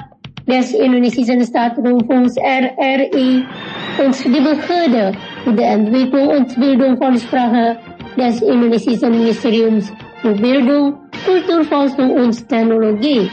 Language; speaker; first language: German; non-native, learner; Indonesian